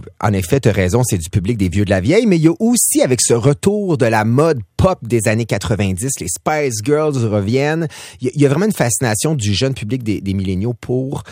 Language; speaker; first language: French; native; French